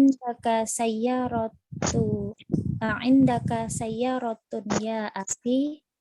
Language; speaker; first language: Arabic; non-native, learner; Indonesian